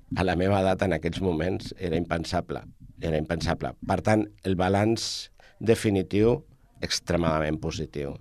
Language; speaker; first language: Catalan; native; Catalan